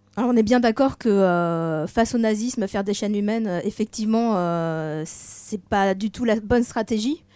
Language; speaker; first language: French; native; French